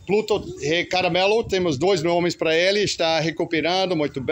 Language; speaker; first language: Portuguese; non-native, fluent; English